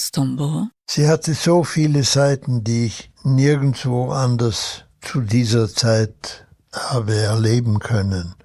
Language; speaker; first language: German; early bilingual, heritage; German